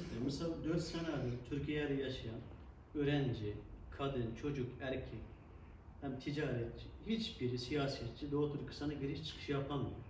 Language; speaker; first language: Turkish; non-native, learner; Uyghur